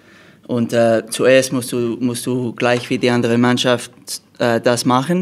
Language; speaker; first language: German; non-native, fluent; English